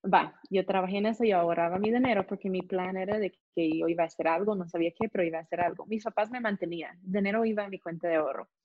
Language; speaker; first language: Spanish; non-native, fluent; English